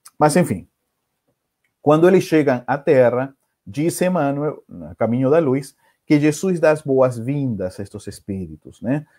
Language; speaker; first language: Portuguese; non-native, fluent; Spanish